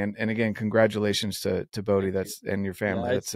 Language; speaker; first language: English; native; English